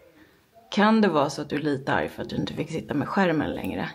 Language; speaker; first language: Swedish; native; Swedish